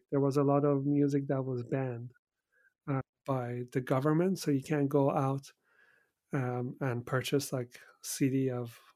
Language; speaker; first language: English; early bilingual, other home language; Persian